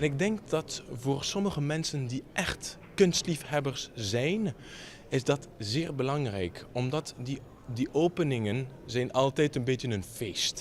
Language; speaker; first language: Dutch; non-native, fluent; French